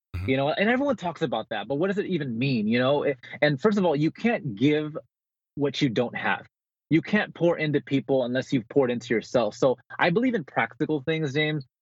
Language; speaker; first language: English; native; English